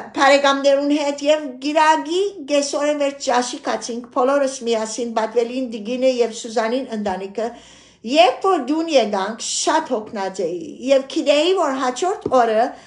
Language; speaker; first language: Armenian; early bilingual, heritage; Armenian